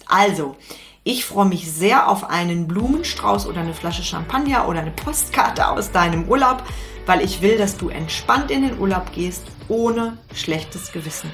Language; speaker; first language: German; native; German